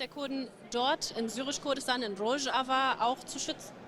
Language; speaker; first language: German; non-native, fluent; Kurdish